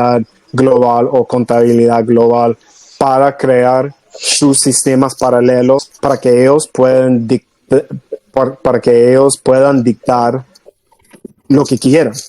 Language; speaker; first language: Spanish; non-native, fluent; English